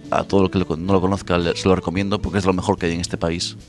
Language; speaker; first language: Spanish; native; Spanish